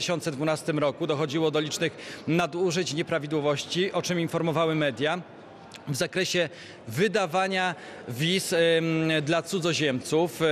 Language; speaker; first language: Polish; native; Polish